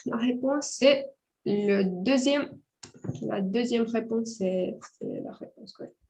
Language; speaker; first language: French; non-native, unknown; Romanian